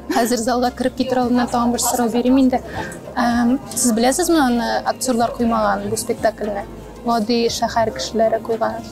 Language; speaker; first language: Tatar; native; Tatar